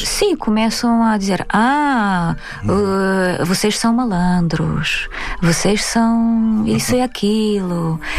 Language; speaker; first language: Portuguese; non-native, fluent; Russian